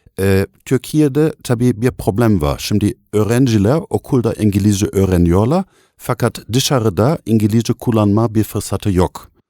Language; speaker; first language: Turkish; non-native, fluent; German